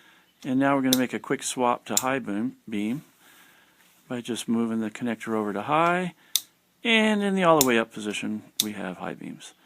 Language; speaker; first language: English; native; English